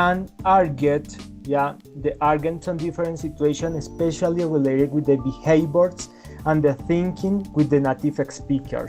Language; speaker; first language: English; non-native, learner; Spanish